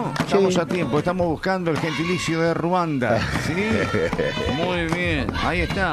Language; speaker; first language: Spanish; native; Spanish